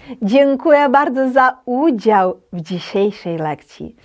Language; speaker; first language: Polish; non-native, fluent; Ukrainian